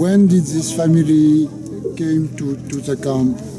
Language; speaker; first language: English; non-native, fluent; French